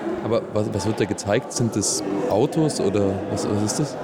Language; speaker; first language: German; native; German